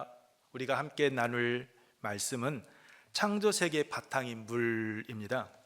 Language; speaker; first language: Korean; native; Korean